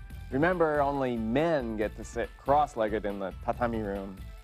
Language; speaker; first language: English; native; English